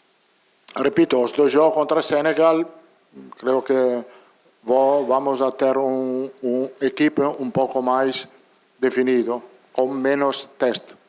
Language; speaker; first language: Portuguese; non-native, learner; Italian